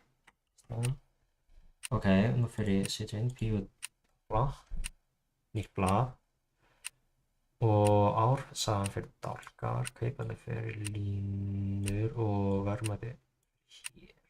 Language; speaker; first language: Icelandic; non-native, learner; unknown